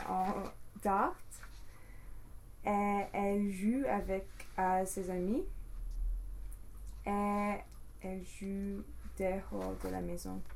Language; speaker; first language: French; non-native, learner; English